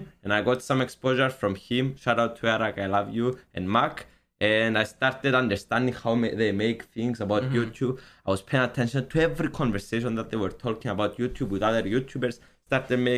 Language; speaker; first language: English; non-native, learner; Greek